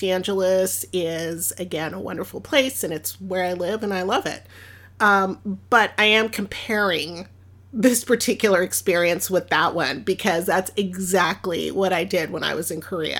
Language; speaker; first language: English; early bilingual, other home language; Spanish